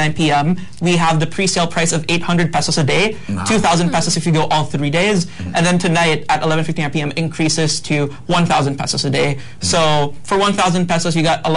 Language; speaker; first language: English; non-native, local second language; Hiligaynon